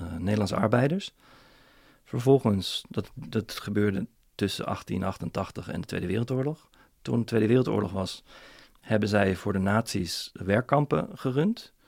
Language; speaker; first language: Dutch; native; Dutch